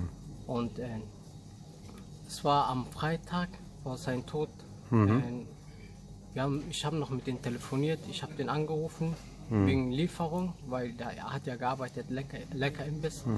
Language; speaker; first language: German; early bilingual, other home language; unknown